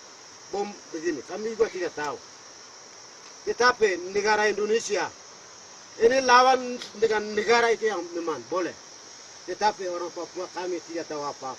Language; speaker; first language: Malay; non-native, local second language; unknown